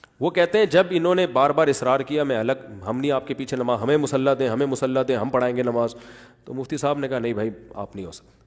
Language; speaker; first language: Urdu; native; Urdu